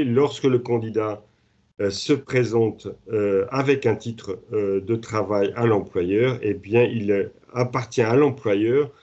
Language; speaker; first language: French; native; French